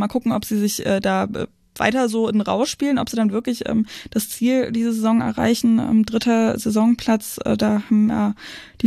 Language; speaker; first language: German; native; German